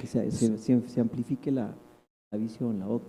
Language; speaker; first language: Spanish; native; Spanish